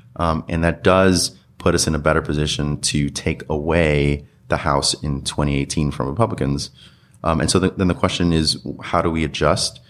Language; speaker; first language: English; native; English